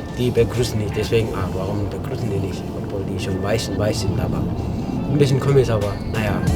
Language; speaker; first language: German; non-native, learner; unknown